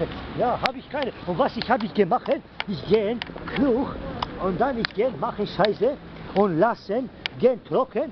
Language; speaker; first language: German; non-native, learner; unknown